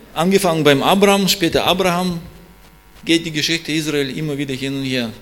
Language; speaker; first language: German; non-native, fluent; Russian